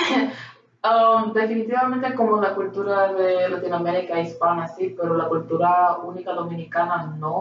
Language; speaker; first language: Spanish; early bilingual, heritage; Spanish